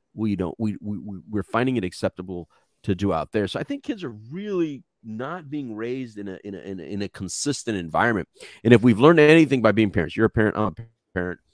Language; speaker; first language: English; native; English